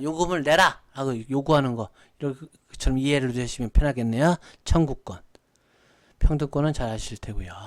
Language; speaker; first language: Korean; native; Korean